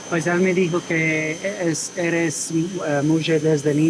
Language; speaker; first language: Spanish; non-native, learner; English